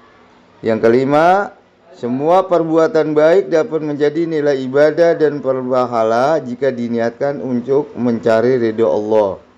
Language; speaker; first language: Indonesian; native; Indonesian